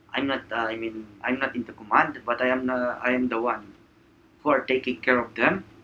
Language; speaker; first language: English; non-native, local second language; Filipino